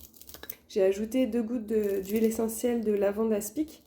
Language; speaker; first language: French; native; French